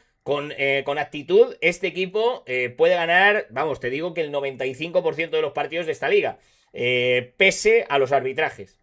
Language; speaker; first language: Spanish; native; Spanish